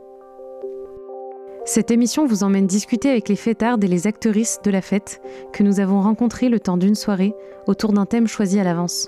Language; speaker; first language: French; native; French